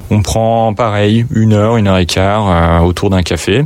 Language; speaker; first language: French; native; French